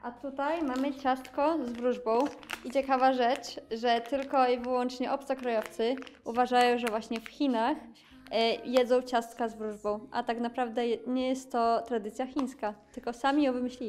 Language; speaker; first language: Polish; native; Polish